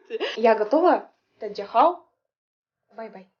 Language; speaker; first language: Russian; native; Russian